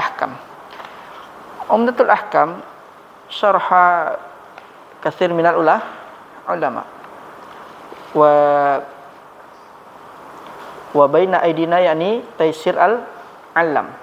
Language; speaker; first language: Arabic; non-native, fluent; Indonesian